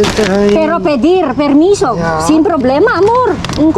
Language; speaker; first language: Spanish; non-native, learner; Filipino